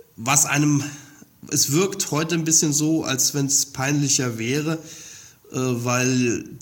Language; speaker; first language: German; native; German